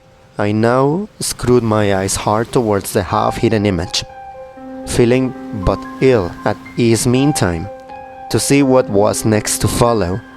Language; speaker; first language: English; non-native, fluent; Spanish